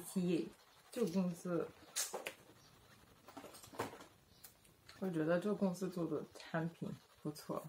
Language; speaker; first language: Chinese; non-native, fluent; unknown